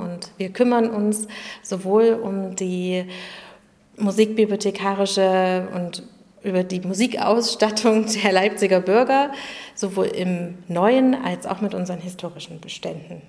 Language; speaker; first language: German; native; German